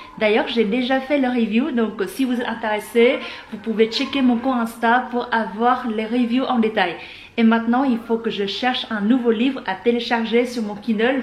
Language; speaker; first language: French; non-native, fluent; Vietnamese